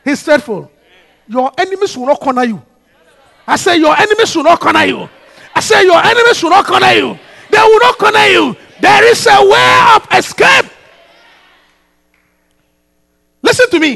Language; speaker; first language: English; non-native, local second language; Akan